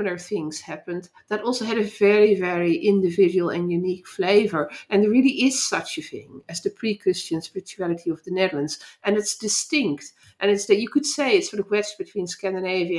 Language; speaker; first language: English; non-native, fluent; Dutch